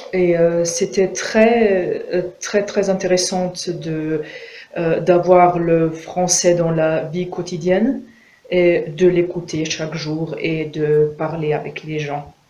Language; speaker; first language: French; non-native, fluent; Croatian